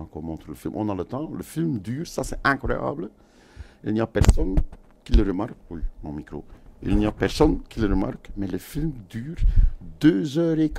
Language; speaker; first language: French; non-native, local second language; Dutch